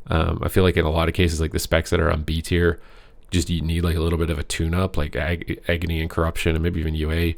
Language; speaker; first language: English; native; English